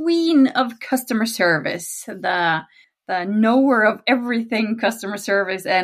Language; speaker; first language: English; non-native, fluent; Norwegian